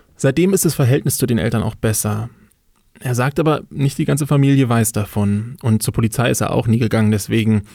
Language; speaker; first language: German; native; German